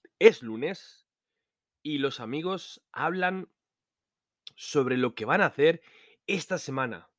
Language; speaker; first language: Spanish; non-native, fluent; Norwegian